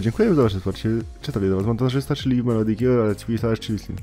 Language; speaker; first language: Polish; native; Polish